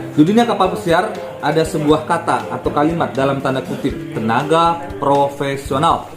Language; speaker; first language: Indonesian; native; Indonesian